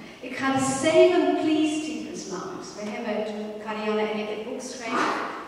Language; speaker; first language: Dutch; non-native, fluent; English